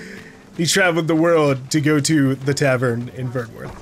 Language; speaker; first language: English; native; English